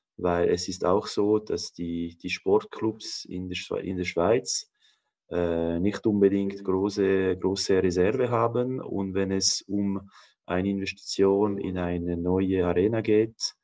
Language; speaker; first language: German; non-native, local second language; French